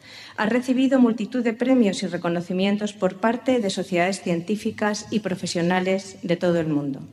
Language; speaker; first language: Spanish; native; Spanish